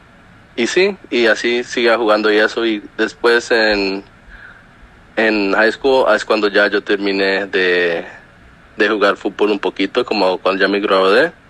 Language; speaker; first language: Spanish; early bilingual, heritage; Spanish